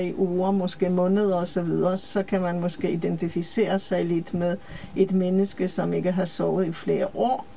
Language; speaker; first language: Danish; non-native, fluent; Polish